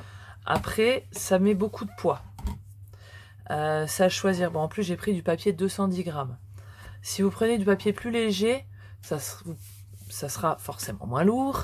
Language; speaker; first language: French; native; French